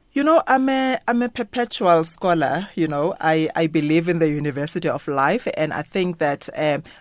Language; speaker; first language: English; non-native, local second language; Xhosa